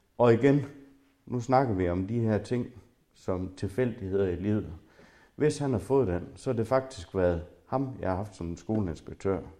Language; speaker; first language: Danish; native; Danish